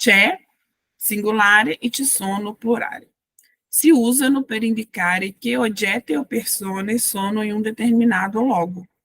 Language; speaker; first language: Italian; non-native, fluent; Portuguese